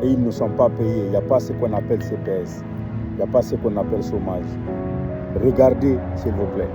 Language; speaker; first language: French; non-native, local second language; Fula